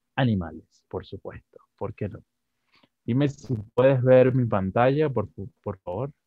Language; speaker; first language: Spanish; native; Spanish